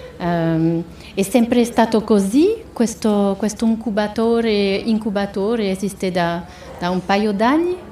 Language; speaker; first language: Italian; non-native, fluent; French